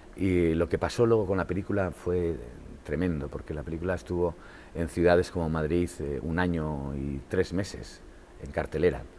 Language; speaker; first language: Spanish; native; Spanish